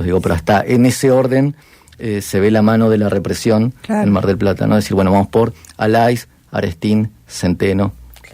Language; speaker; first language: Spanish; native; Spanish